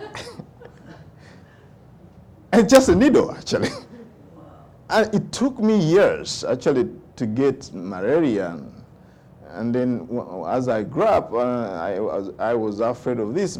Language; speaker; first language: English; non-native, local second language; Ganda